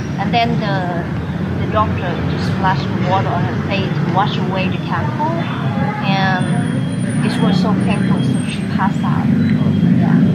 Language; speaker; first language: English; non-native, fluent; Vietnamese